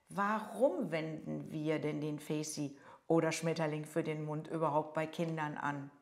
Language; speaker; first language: German; native; German